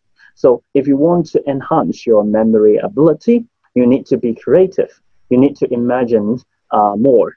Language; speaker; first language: English; non-native, local second language; Cantonese